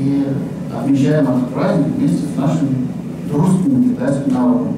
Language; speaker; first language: Russian; native; Russian